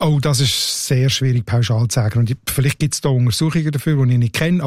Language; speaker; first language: German; native; German